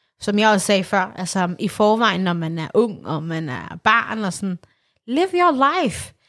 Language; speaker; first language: Danish; early bilingual, other home language; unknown